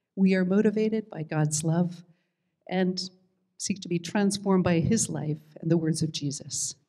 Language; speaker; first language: English; native; English